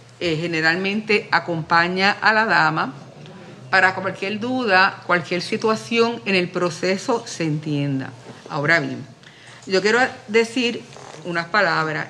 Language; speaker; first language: Spanish; native; Spanish